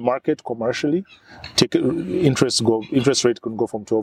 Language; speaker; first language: English; non-native, local second language; Ganda